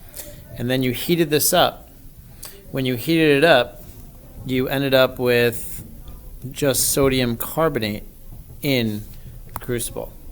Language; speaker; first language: English; native; English